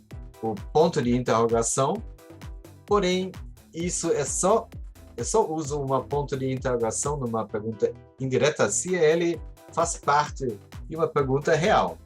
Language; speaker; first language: Portuguese; non-native, fluent; German